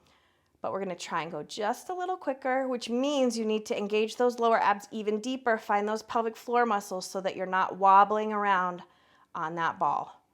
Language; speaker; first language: English; native; English